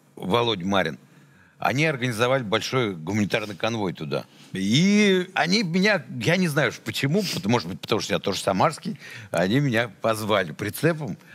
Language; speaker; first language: Russian; native; Russian